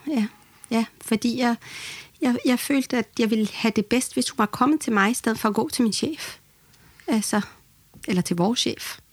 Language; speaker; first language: Danish; early bilingual, other home language; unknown